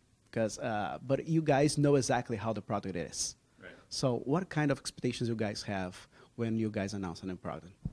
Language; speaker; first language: English; non-native, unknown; Portuguese